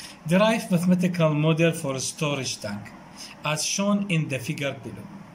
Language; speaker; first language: English; non-native, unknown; Arabic